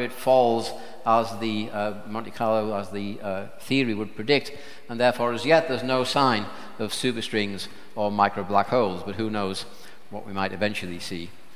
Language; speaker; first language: English; native; English